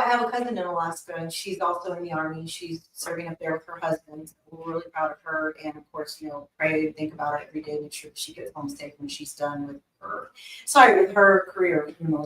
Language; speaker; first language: English; native; English